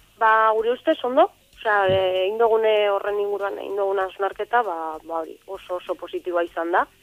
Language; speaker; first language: Basque; non-native, local second language; Spanish